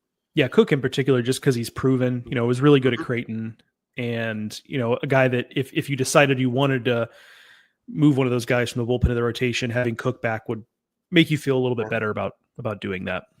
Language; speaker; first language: English; native; English